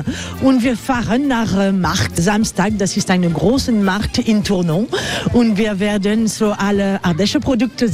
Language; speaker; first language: German; non-native, fluent; French